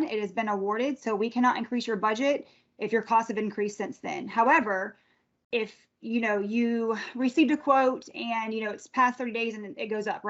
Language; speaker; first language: English; native; English